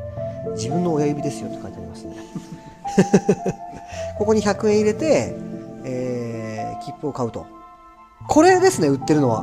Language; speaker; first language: Japanese; native; Japanese